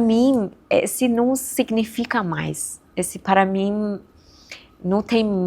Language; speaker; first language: Portuguese; non-native, fluent; Persian